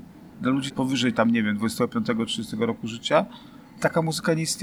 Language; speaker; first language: Polish; native; Polish